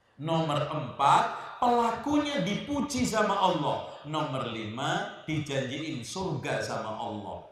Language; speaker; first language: Indonesian; native; Indonesian